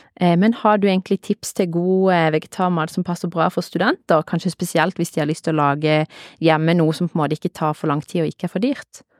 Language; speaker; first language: Norwegian; native; Norwegian